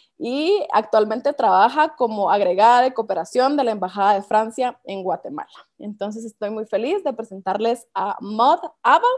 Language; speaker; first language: Spanish; native; Spanish